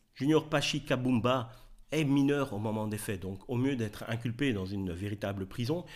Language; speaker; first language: French; native; French